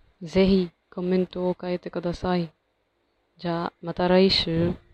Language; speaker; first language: Japanese; non-native, learner; Arabic